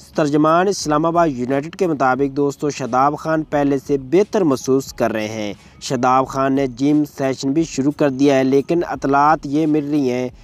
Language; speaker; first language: Urdu; native; Urdu